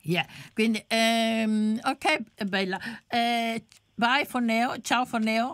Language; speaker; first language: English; non-native, learner; Italian